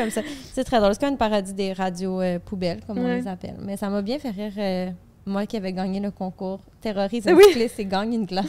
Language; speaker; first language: French; native; French